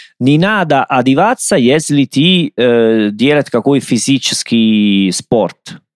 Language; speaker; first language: Russian; non-native, learner; Italian